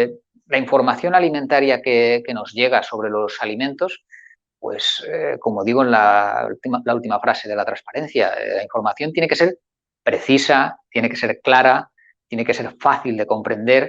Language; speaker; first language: Spanish; native; Spanish